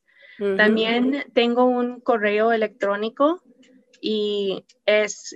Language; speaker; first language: Spanish; non-native, learner; English